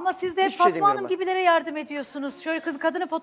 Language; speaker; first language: Turkish; native; Turkish